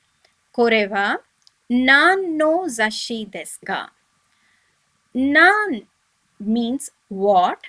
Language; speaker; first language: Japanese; non-native, fluent; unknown